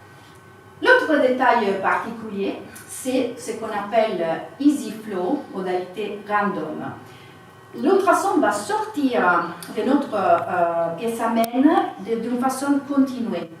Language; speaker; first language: French; non-native, fluent; Italian